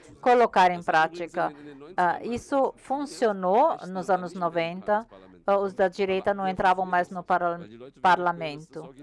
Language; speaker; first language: Portuguese; non-native, learner; German